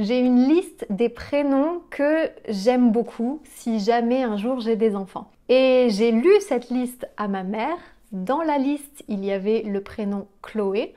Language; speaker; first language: French; native; French